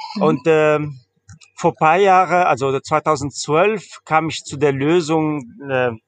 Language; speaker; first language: German; early bilingual, heritage; Arabic